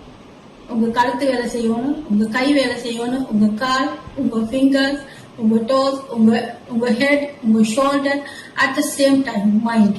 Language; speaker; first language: Tamil; native; Tamil